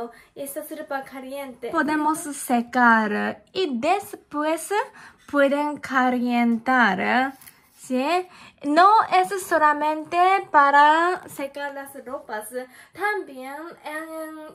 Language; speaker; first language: Spanish; non-native, learner; Japanese